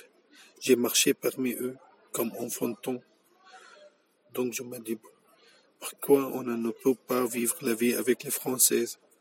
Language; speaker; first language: French; non-native, learner; Arabic